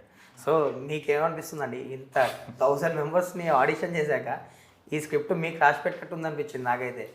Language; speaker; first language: Telugu; native; Telugu